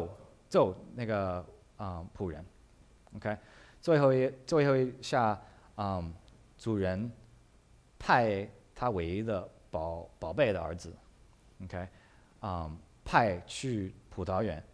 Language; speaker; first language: Chinese; early bilingual, heritage; English